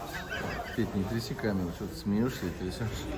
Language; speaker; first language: Russian; native; Russian